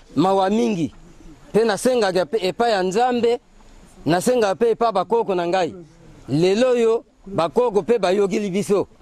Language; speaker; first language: Lingala; non-native, local second language; Kituba (Democratic Republic of Congo)